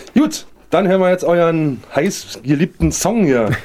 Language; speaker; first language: German; native; German